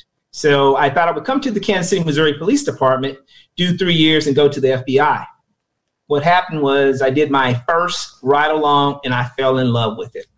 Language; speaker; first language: English; native; English